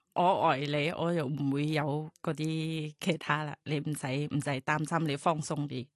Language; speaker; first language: Chinese; non-native, fluent; Thai